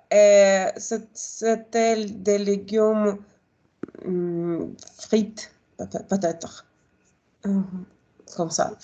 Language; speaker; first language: French; non-native, learner; Russian